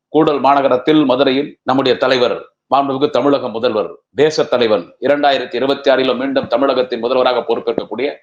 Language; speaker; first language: Tamil; native; Tamil